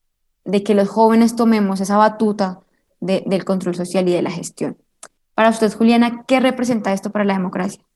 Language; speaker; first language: Spanish; native; Spanish